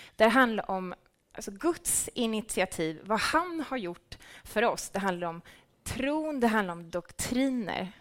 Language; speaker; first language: Swedish; native; Swedish